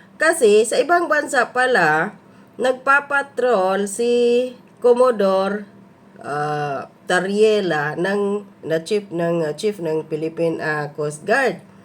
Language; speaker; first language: Filipino; non-native, local second language; Cebuano